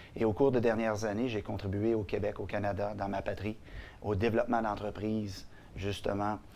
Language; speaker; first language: French; native; French